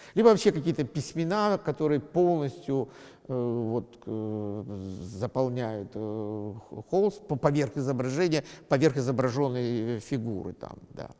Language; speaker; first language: Russian; native; Russian